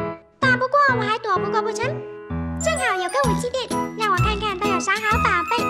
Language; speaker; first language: Chinese; native; Chinese